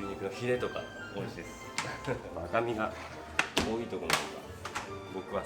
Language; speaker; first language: Japanese; native; Japanese